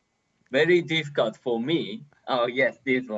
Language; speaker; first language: English; non-native, learner; Japanese